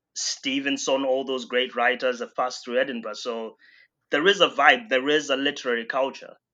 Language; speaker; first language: English; non-native, local second language; Shona